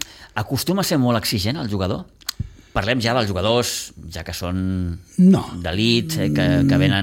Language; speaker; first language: Catalan; native; Catalan